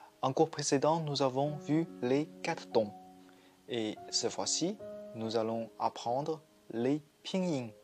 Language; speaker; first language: French; non-native, fluent; Chinese